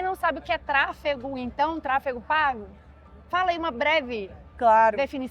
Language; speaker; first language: Portuguese; native; Portuguese